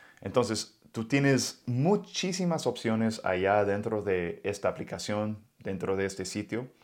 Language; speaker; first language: Spanish; non-native, fluent; English